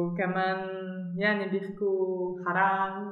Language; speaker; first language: Arabic; non-native, learner; German